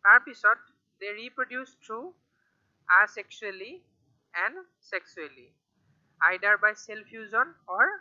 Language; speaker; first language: English; non-native, local second language; Assamese